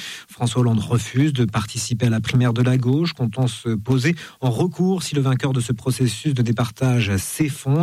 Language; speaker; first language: French; native; French